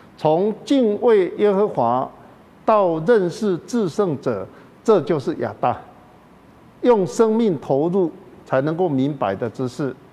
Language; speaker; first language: Chinese; native; Chinese